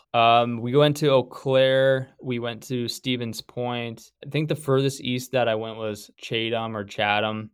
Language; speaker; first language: English; native; English